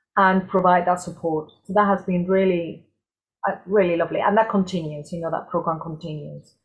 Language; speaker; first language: English; non-native, fluent; Spanish